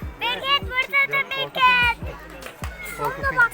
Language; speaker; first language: Turkish; early bilingual, heritage; Turkish